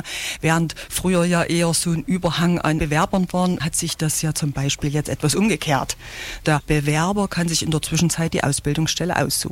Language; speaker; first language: German; native; German